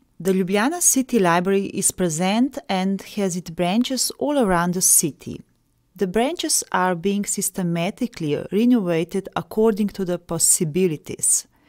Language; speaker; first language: English; non-native, fluent; Slovenian